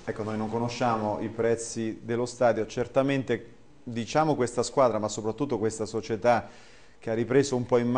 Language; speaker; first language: Italian; native; Italian